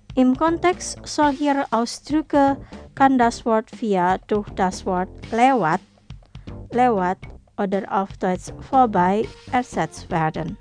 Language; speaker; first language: German; non-native, fluent; Indonesian